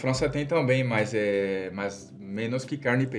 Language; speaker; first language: Portuguese; non-native, fluent; French